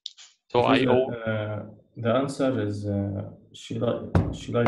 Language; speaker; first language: English; non-native, learner; Arabic